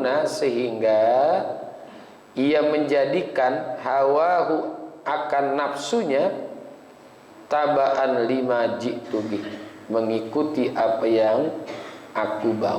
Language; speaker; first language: Indonesian; native; Indonesian